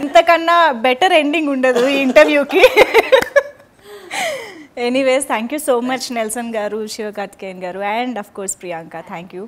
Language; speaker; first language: Telugu; native; Telugu